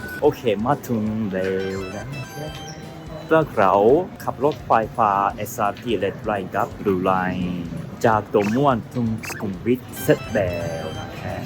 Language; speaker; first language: Thai; non-native, learner; Japanese